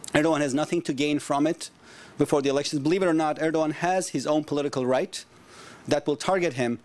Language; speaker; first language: English; non-native, fluent; Turkish